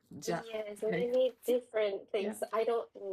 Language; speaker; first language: English; non-native, learner; Japanese